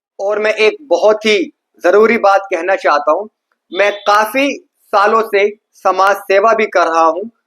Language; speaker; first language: Hindi; native; Hindi